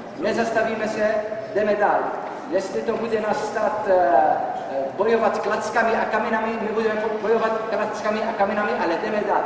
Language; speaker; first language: Czech; non-native, fluent; Arabic